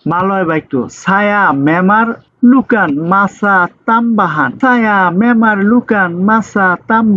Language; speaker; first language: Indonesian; non-native, fluent; Bangla